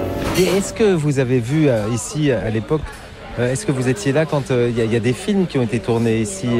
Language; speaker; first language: French; native; French